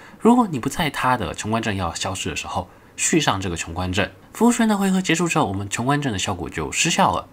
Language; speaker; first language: Chinese; native; Chinese